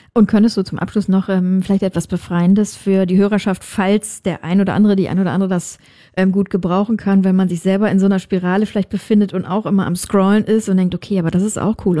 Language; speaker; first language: German; native; German